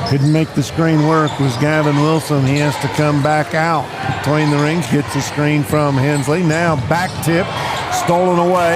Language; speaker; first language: English; native; English